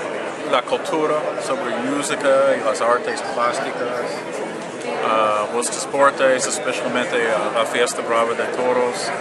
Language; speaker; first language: Spanish; non-native, learner; English